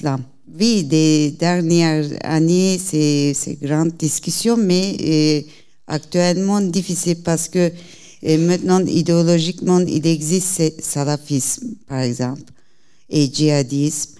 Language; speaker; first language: French; non-native, learner; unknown